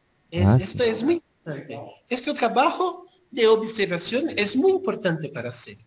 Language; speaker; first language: Spanish; non-native, learner; Portuguese